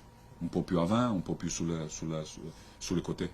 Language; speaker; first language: French; non-native, learner; Portuguese